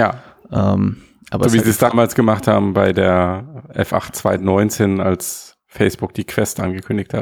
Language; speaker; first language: German; native; German